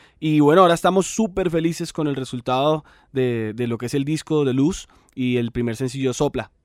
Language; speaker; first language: Spanish; native; Spanish